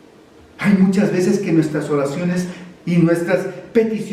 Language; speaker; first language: Spanish; native; Spanish